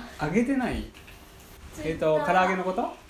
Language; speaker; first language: Japanese; native; Japanese